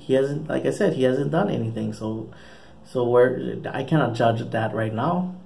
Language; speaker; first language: English; native; English